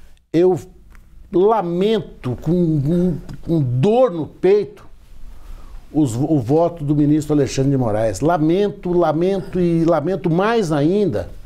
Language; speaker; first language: Portuguese; native; Portuguese